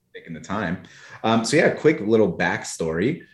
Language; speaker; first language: English; early bilingual, other home language; Polish